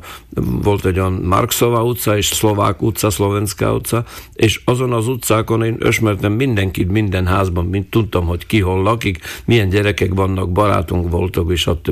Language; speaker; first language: Hungarian; non-native, local second language; Slovak